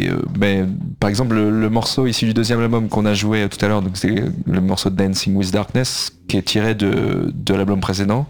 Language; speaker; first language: French; native; French